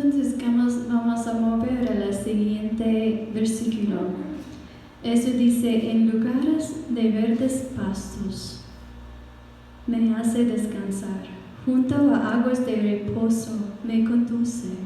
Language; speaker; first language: Spanish; non-native, fluent; English